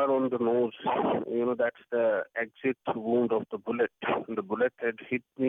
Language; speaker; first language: English; non-native, local second language; Kashmiri